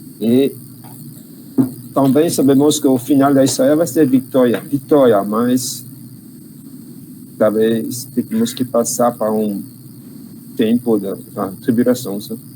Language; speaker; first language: Portuguese; non-native, learner; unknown